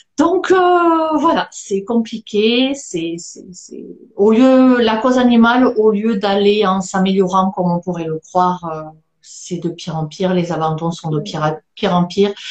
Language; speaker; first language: French; native; French